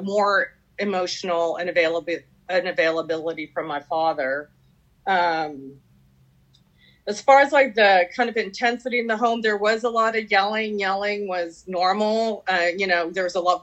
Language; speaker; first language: English; early bilingual, other home language; French